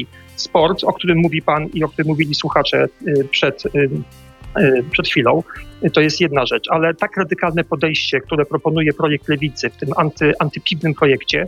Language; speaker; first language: Polish; native; Polish